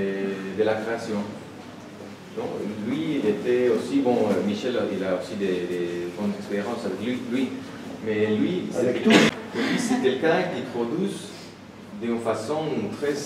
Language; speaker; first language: French; non-native, fluent; Spanish